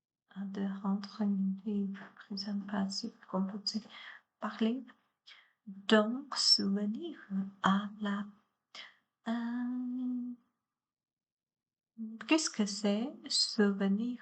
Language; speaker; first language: French; non-native, learner; Chinese